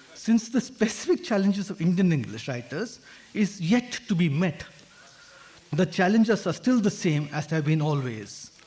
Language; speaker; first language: English; non-native, local second language; Hindi